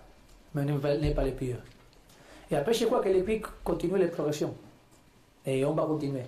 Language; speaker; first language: French; non-native, learner; Spanish